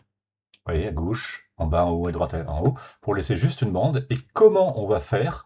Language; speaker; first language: French; native; French